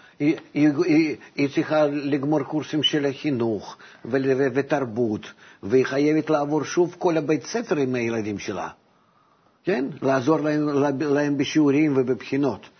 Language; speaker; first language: Hebrew; non-native, fluent; Russian